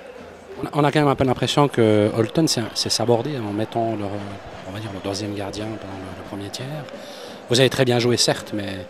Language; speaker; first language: French; native; French